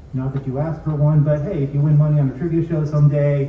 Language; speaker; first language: English; native; English